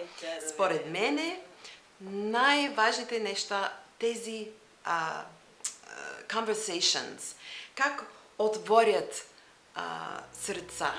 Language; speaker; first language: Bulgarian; non-native, learner; English